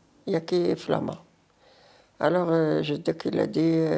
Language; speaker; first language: French; non-native, learner; Arabic